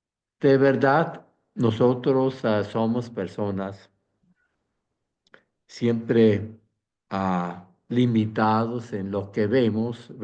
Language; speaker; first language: Spanish; non-native, fluent; Swiss German